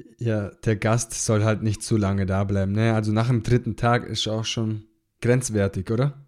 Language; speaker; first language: German; native; German